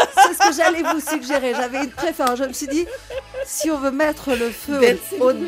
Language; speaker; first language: French; native; French